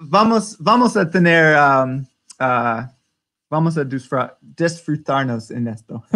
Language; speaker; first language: Spanish; non-native, learner; English